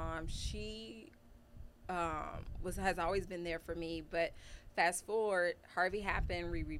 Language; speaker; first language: English; native; English